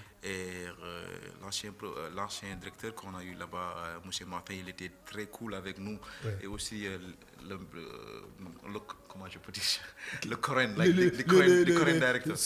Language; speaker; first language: French; non-native, fluent; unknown